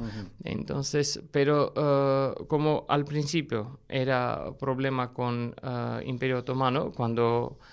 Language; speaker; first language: Spanish; non-native, fluent; Armenian